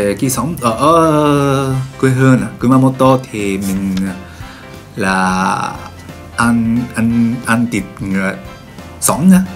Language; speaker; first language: Vietnamese; non-native, learner; Japanese